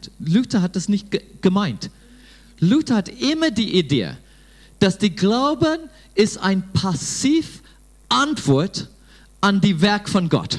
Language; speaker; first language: German; non-native, fluent; English